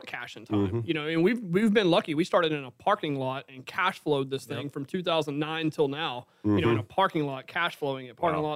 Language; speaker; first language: English; native; English